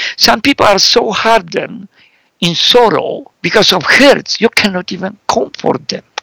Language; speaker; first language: English; non-native, fluent; Polish